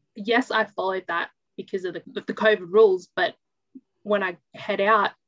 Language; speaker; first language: English; native; English